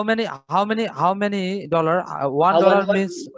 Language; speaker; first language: English; non-native, fluent; Bangla